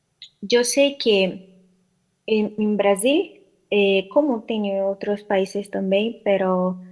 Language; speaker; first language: Spanish; non-native, learner; Portuguese